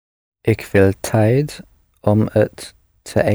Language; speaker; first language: Dutch; non-native, learner; English